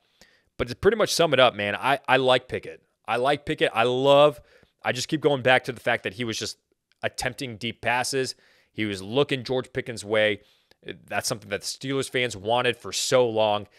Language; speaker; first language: English; native; English